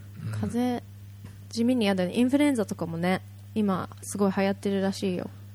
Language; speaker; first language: Japanese; native; Japanese